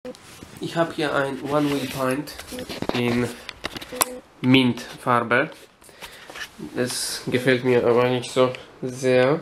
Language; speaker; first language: German; non-native, fluent; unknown